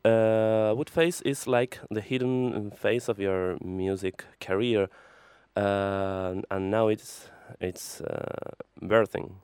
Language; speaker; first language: English; non-native, fluent; Spanish